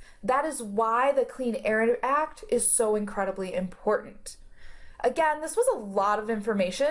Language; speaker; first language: English; native; English